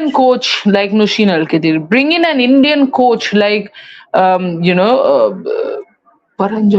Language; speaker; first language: English; non-native, local second language; Hindi